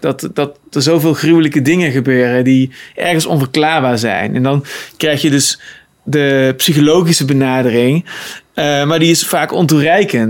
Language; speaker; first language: Dutch; native; Dutch